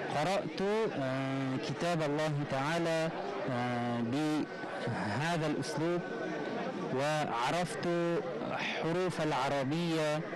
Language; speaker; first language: Arabic; non-native, learner; Uzbek